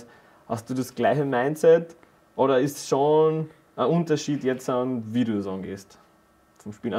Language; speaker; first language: German; native; German